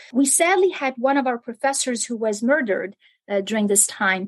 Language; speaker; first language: English; non-native, fluent; Arabic